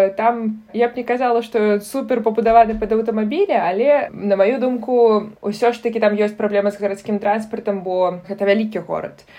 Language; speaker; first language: Belarusian; non-native, local second language; Russian